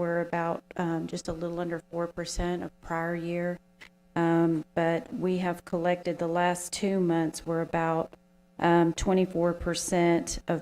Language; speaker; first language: English; native; English